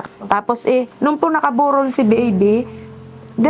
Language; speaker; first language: Filipino; native; Filipino